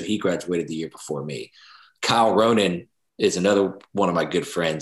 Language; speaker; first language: English; native; English